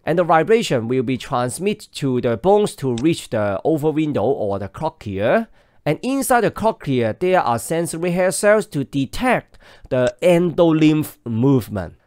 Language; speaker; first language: English; non-native, local second language; Cantonese